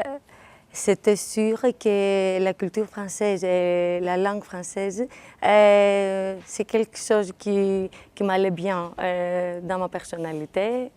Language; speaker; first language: French; non-native, fluent; Greek